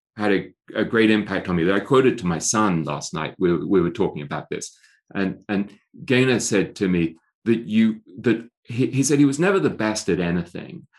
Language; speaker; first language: English; native; English